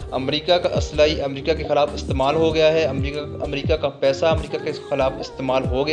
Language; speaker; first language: Hindi; non-native, local second language; Punjabi